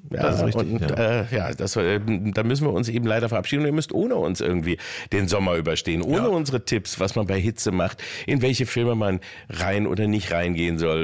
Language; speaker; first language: German; native; German